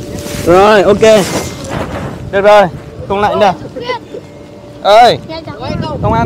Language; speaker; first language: Vietnamese; native; Vietnamese